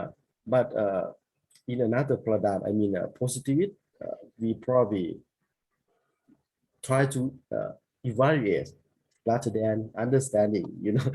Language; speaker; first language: English; non-native, learner; Thai